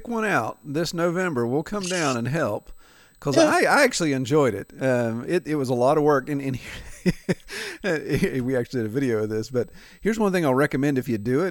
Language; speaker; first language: English; native; English